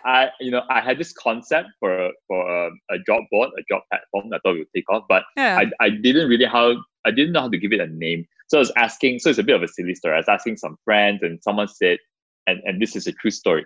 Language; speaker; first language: English; non-native, local second language; Chinese